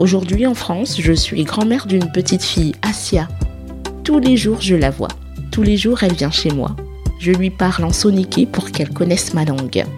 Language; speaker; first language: French; non-native, learner; Soninke